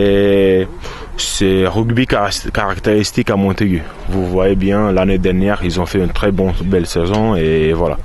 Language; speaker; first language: French; non-native, fluent; Romanian